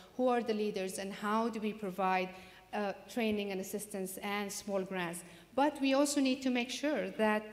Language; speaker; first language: English; non-native, fluent; Persian